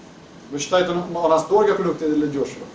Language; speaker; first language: Russian; non-native, learner; Swedish